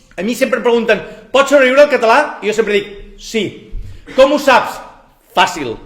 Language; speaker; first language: Catalan; native; Catalan